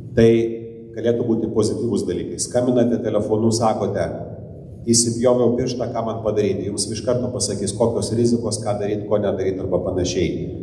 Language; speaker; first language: Lithuanian; non-native, local second language; Polish